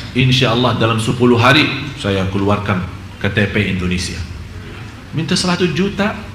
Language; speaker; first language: Indonesian; non-native, fluent; Arabic